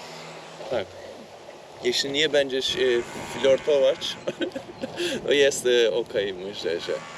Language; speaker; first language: Polish; non-native, learner; Turkish